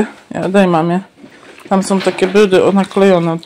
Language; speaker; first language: Polish; native; Polish